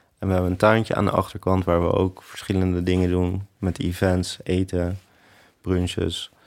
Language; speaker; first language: Dutch; native; Dutch